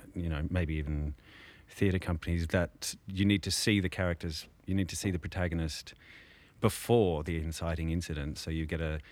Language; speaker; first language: English; native; English